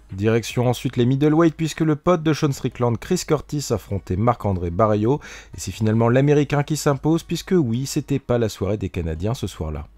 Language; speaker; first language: French; native; French